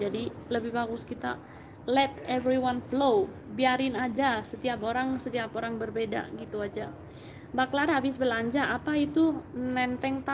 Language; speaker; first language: Indonesian; non-native, fluent; Spanish